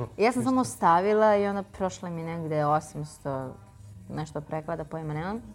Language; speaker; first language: Serbian; non-native, fluent; Chinese